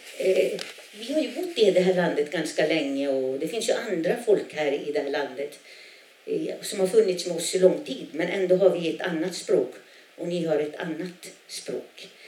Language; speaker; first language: Swedish; non-native, local second language; Northern Sami